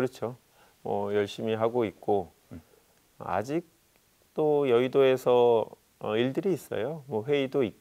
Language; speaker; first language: Korean; native; Korean